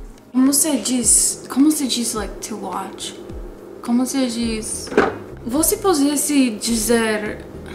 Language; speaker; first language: Portuguese; non-native, learner; English